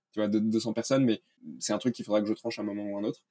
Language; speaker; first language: French; native; French